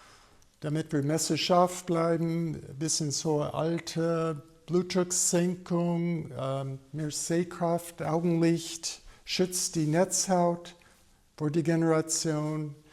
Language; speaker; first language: German; non-native, fluent; English